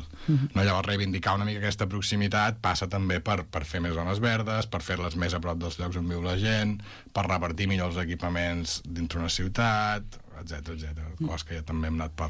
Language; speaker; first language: Catalan; native; Catalan